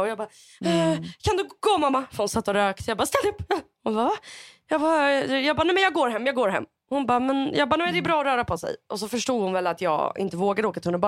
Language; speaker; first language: Swedish; native; Swedish